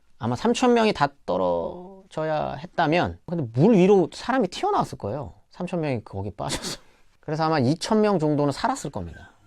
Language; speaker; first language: Korean; native; Korean